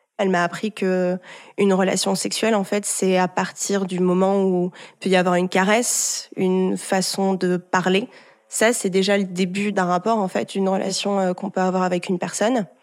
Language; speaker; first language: French; early bilingual, heritage; French